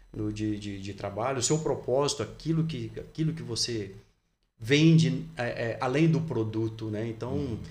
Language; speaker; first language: Portuguese; native; Portuguese